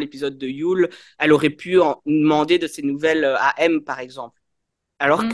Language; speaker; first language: French; native; French